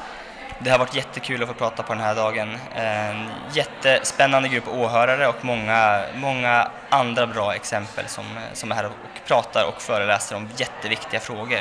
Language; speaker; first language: Swedish; native; Swedish